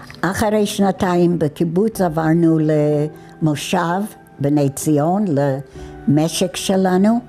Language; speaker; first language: Hebrew; non-native, fluent; English